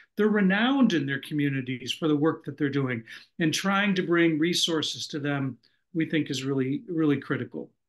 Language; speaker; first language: English; native; English